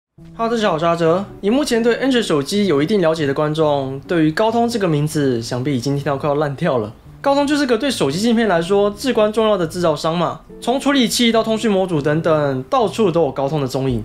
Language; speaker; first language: Chinese; native; Chinese